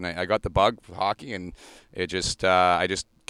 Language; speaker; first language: English; native; English